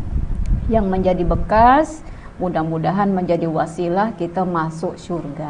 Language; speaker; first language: Indonesian; native; Indonesian